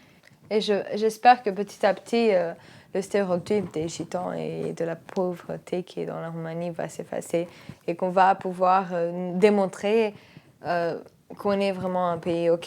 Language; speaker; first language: French; non-native, fluent; Romanian